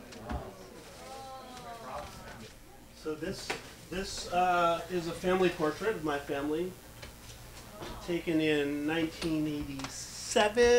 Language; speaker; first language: English; native; English